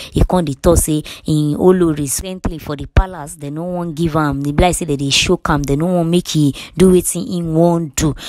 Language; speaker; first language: Nigerian Pidgin; non-native, local second language; Yoruba